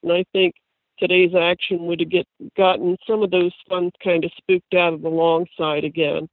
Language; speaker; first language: English; native; English